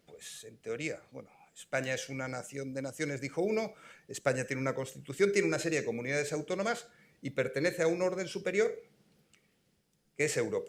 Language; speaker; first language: Spanish; native; Spanish